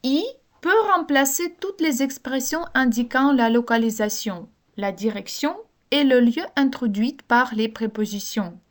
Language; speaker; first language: French; non-native, fluent; Ukrainian